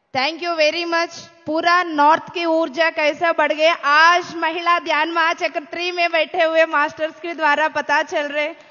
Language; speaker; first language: Hindi; non-native, local second language; Telugu